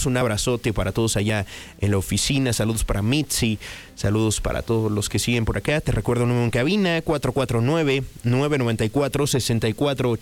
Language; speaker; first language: Spanish; native; Spanish